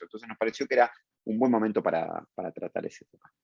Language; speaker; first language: Spanish; native; Spanish